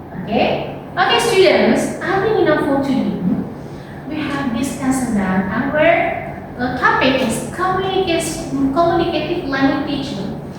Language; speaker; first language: English; non-native, fluent; Indonesian